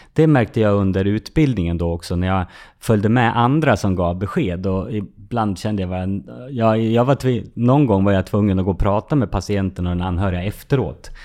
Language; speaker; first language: Swedish; native; Swedish